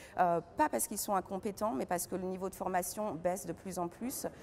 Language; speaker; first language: French; native; French